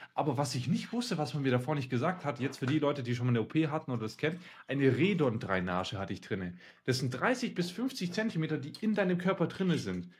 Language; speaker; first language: German; early bilingual, other home language; Russian